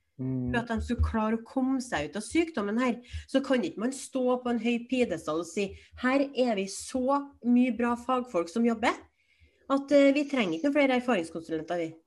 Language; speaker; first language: Norwegian; native; Norwegian